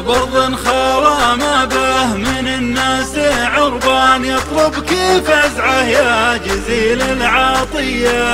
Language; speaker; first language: Arabic; native; Arabic